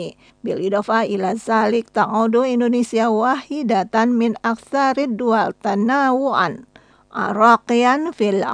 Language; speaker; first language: Arabic; non-native, fluent; Indonesian